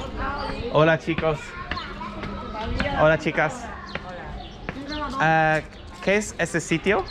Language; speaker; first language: Spanish; non-native, fluent; English